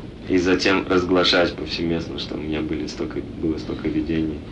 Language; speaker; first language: Russian; native; Russian